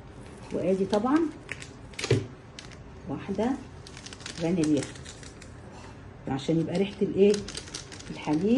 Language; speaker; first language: Arabic; native; Arabic